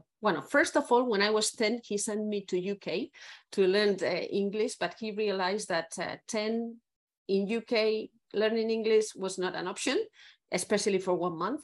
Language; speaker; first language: English; non-native, fluent; Spanish